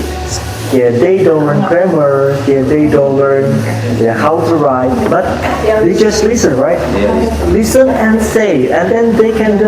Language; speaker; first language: English; non-native, fluent; Indonesian